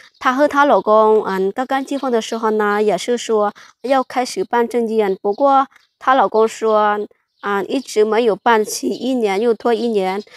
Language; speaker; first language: Chinese; non-native, fluent; Hmong